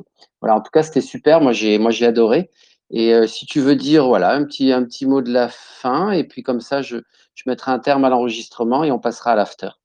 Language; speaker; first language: French; native; French